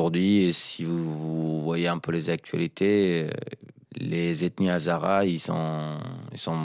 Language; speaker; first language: French; non-native, fluent; Persian